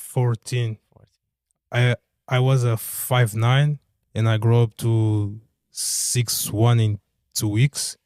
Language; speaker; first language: English; non-native, learner; Portuguese